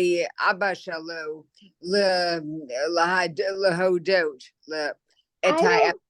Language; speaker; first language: Hebrew; non-native, learner; English